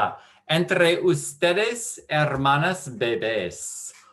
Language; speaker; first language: Spanish; non-native, learner; English